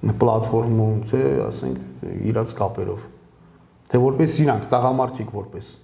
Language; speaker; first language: Armenian; early bilingual, heritage; Armenian